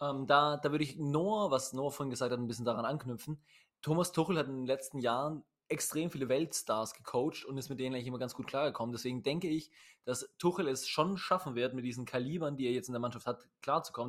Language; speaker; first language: German; native; German